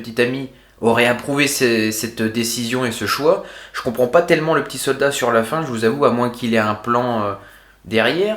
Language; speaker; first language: French; native; French